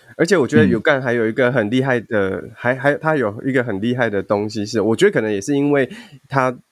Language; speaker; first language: Chinese; native; Chinese